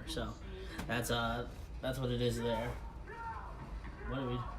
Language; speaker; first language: English; native; English